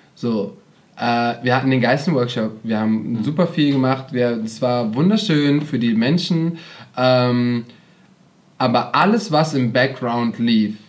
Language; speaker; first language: German; native; German